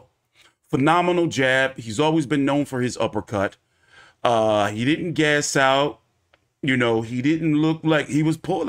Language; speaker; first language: English; native; English